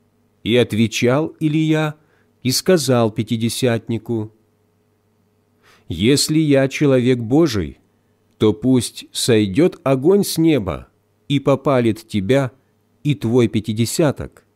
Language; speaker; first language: Russian; native; Russian